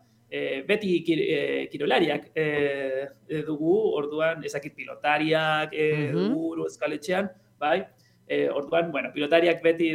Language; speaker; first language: Basque; non-native, learner; Spanish